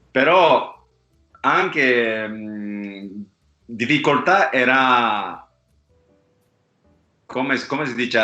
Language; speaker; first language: Italian; non-native, learner; Japanese